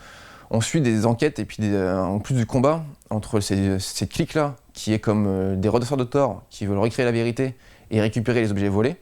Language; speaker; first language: French; native; French